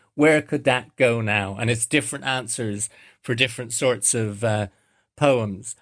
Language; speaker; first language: English; native; English